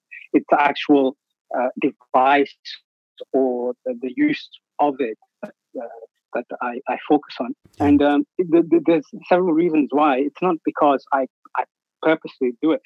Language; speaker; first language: English; native; English